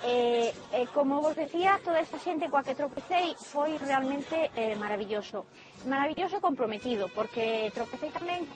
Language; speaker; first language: Galician; non-native, local second language; Spanish